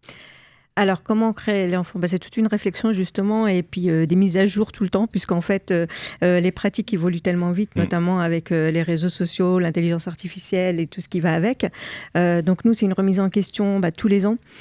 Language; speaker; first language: French; native; French